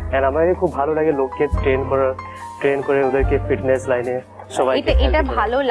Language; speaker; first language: Bangla; non-native, local second language; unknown